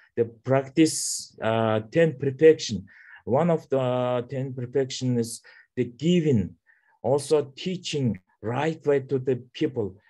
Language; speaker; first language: English; non-native, learner; Mongolian